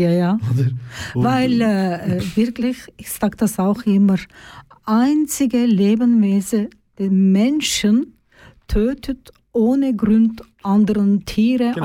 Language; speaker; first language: German; non-native, learner; Turkish